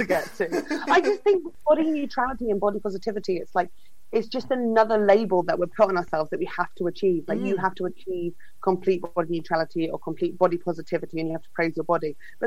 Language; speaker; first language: English; native; English